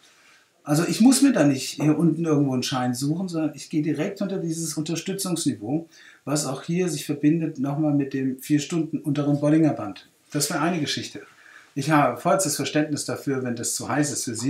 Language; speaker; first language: German; native; German